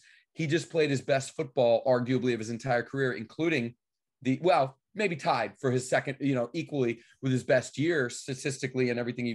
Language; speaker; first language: English; native; English